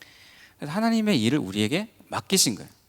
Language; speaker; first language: Korean; native; Korean